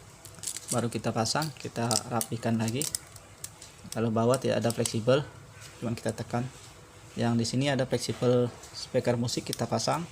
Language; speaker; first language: Indonesian; native; Indonesian